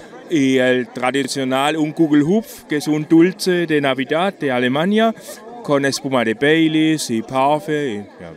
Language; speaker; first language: Spanish; non-native, learner; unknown